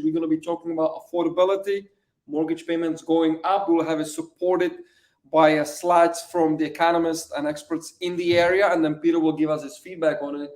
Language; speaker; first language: English; native; English